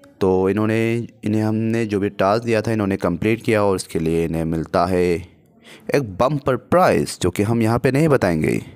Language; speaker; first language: Hindi; native; Hindi